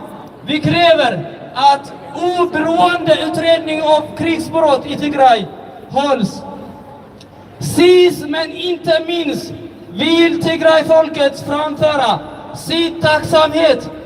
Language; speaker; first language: Swedish; early bilingual, other home language; Tigrinya